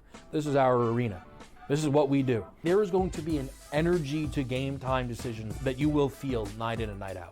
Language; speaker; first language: English; native; English